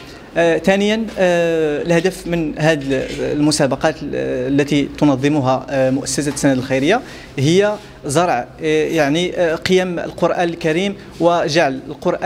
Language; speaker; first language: Arabic; native; Arabic